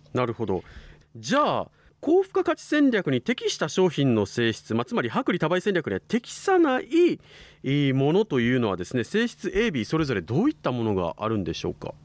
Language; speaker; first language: Japanese; native; Japanese